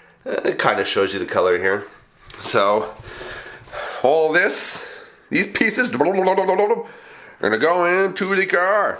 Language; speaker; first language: English; native; English